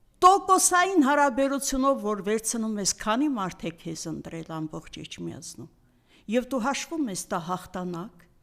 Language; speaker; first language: Armenian; native; Armenian